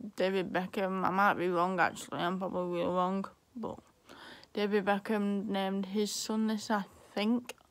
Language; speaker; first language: English; native; English